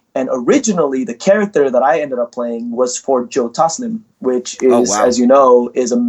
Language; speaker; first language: English; early bilingual, other home language; Indonesian